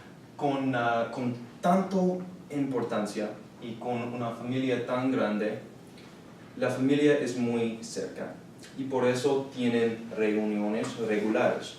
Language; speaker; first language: Spanish; non-native, learner; English